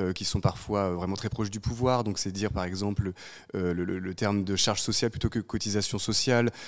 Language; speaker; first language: French; native; French